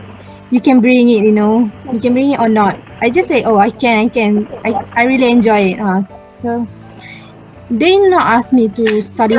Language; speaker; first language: English; non-native, local second language; Malay